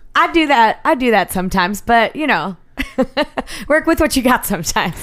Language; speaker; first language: English; native; English